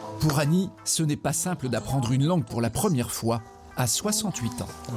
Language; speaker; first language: French; native; French